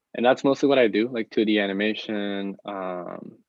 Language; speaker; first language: English; non-native, fluent; Spanish